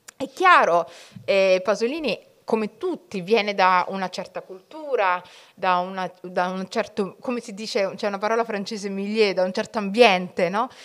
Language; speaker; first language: Italian; early bilingual, other home language; Somali